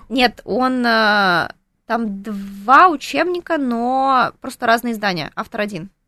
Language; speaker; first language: Russian; non-native, local second language; Ukrainian